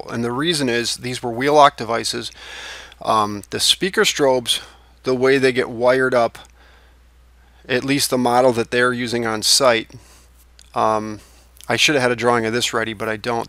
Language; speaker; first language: English; native; English